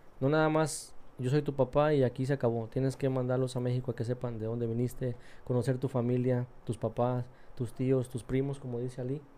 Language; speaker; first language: Spanish; early bilingual, heritage; Spanish